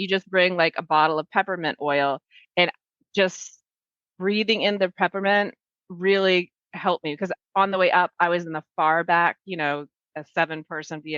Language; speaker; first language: English; native; English